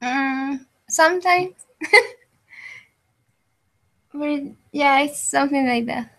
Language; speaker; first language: English; non-native, learner; Spanish